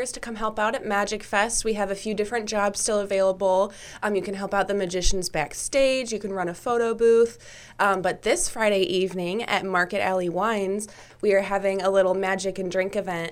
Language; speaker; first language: English; native; English